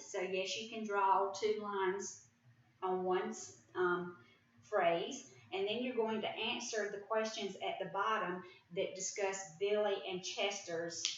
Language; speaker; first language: English; native; English